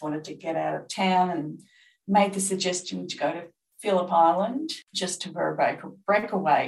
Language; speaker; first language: English; native; English